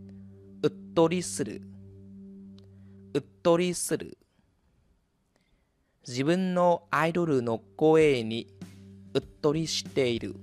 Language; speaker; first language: Japanese; non-native, fluent; Vietnamese